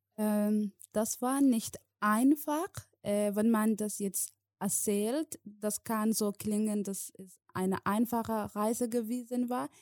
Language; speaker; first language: German; non-native, learner; Somali